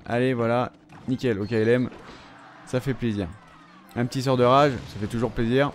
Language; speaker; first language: French; native; French